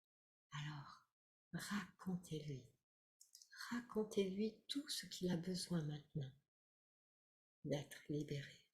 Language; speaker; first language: French; native; French